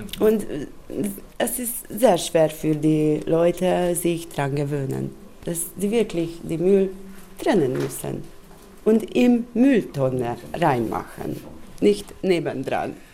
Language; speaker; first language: German; non-native, learner; Hungarian